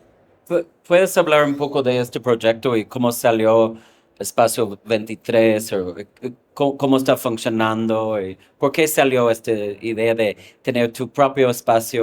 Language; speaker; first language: Spanish; non-native, fluent; English